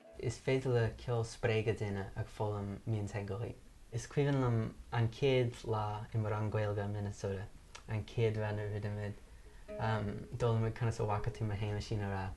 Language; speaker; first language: Irish; non-native, fluent; English